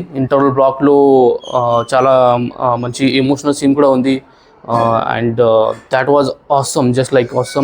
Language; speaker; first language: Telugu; non-native, learner; Marathi